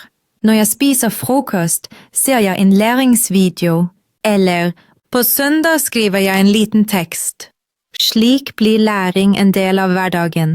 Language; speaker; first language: Norwegian; non-native, fluent; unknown